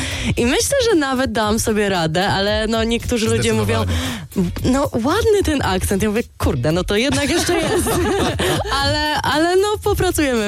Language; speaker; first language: Polish; early bilingual, heritage; English